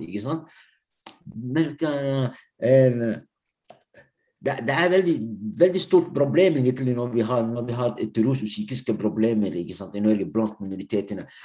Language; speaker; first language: Norwegian; non-native, fluent; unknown